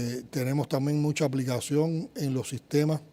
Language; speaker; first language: Spanish; native; Spanish